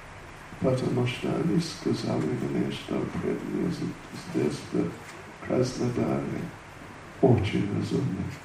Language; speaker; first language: Russian; non-native, learner; English